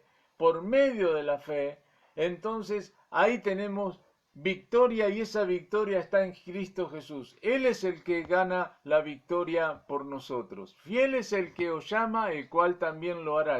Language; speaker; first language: Spanish; native; Spanish